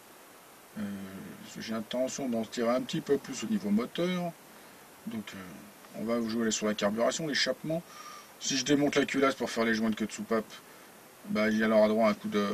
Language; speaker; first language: French; native; French